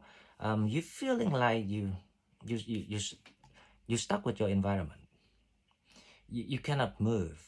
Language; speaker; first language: English; non-native, fluent; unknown